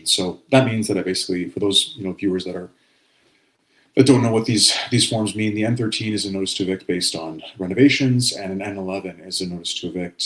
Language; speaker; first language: English; native; English